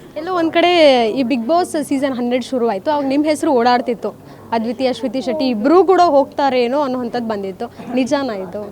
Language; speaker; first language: Kannada; native; Kannada